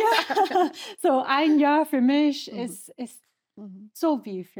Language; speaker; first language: German; non-native, learner; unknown